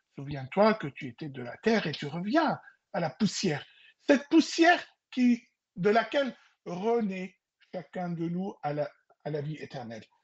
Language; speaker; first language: French; non-native, local second language; Arabic